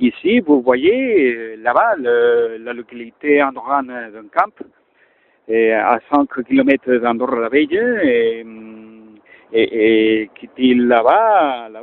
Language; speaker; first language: French; non-native, learner; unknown